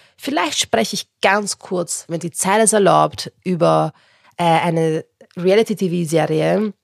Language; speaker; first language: German; non-native, local second language; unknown